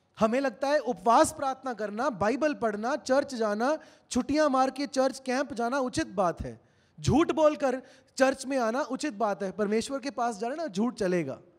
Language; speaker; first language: Hindi; native; Hindi